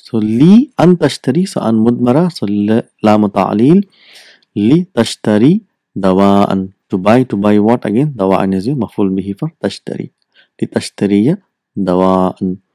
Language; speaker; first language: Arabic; non-native, fluent; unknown